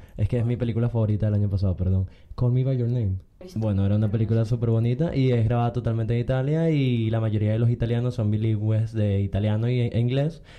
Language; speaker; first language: Spanish; native; Spanish